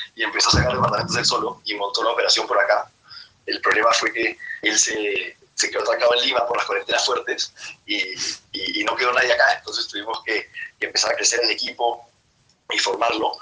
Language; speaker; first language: Spanish; native; Spanish